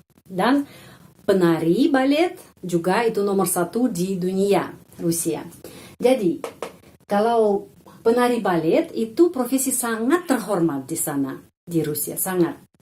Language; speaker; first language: Indonesian; non-native, fluent; Russian